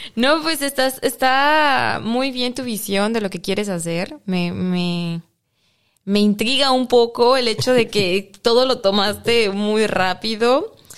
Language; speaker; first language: Spanish; native; Spanish